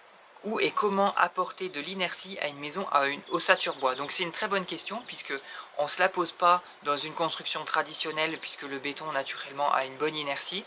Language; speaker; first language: French; native; French